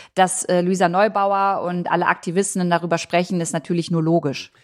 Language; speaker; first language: German; native; German